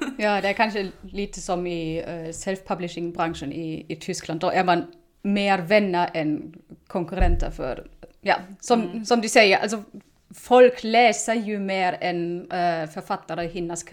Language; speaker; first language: Swedish; non-native, fluent; German